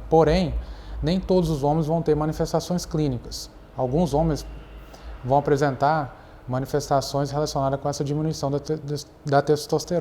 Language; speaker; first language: Portuguese; native; Portuguese